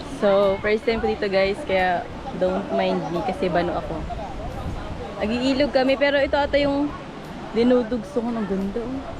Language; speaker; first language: Filipino; non-native, local second language; Bikol